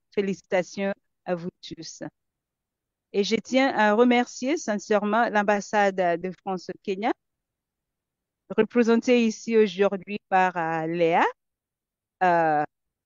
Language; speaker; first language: French; non-native, fluent; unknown